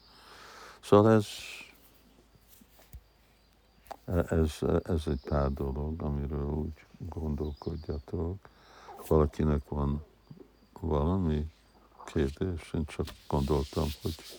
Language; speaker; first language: Hungarian; early bilingual, heritage; Hungarian